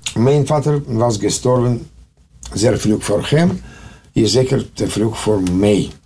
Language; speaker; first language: Dutch; non-native, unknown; Russian